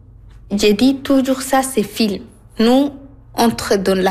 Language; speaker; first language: French; non-native, learner; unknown